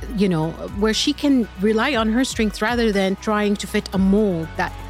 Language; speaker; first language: English; early bilingual, other home language; Arabic